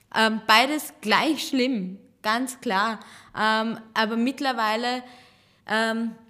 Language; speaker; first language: German; early bilingual, other home language; Serbian